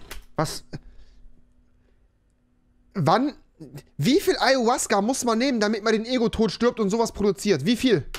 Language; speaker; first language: German; native; German